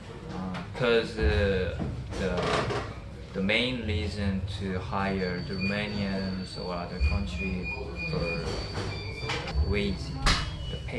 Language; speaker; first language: English; non-native, learner; Korean